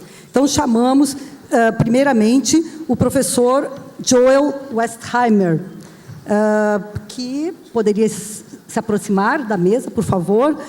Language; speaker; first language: Portuguese; native; Portuguese